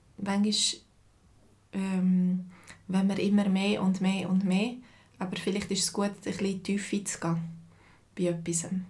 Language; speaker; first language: German; native; German